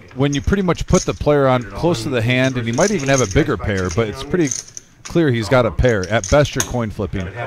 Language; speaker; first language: English; native; English